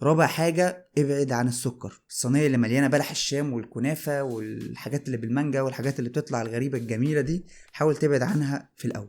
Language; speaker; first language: Arabic; native; Arabic